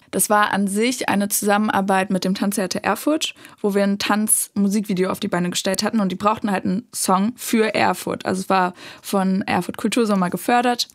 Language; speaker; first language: German; native; German